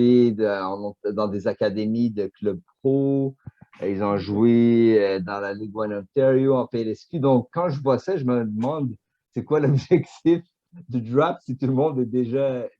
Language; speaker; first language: French; native; French